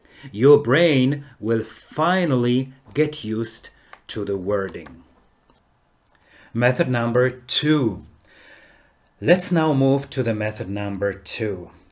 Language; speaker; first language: English; non-native, fluent; Polish